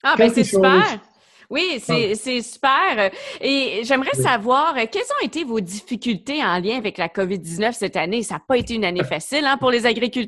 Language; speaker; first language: French; native; French